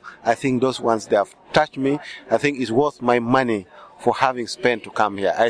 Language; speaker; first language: English; non-native, local second language; Acoli